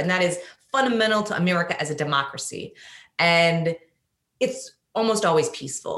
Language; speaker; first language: English; native; English